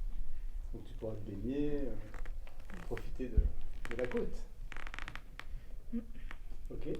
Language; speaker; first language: French; native; French